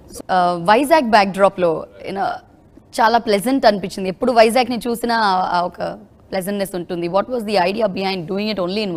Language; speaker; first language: Telugu; native; Telugu